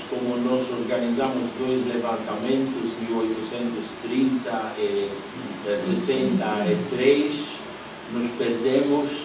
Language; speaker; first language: Portuguese; non-native, fluent; Polish